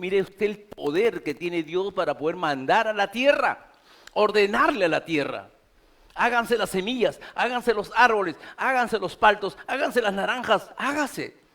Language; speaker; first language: Spanish; native; Spanish